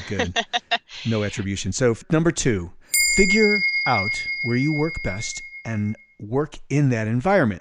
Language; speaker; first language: English; native; English